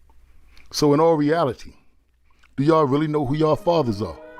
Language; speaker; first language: English; native; English